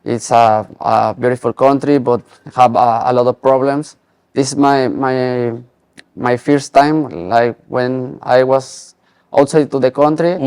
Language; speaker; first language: English; non-native, learner; Spanish